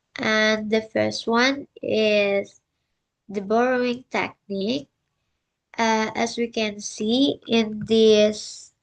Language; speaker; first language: English; non-native, learner; Indonesian